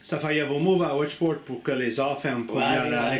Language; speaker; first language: French; native; French